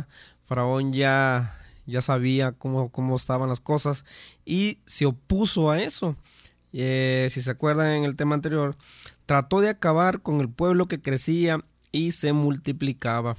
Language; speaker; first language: Spanish; native; Spanish